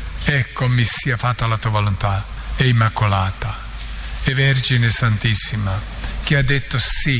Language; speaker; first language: Italian; non-native, fluent; Croatian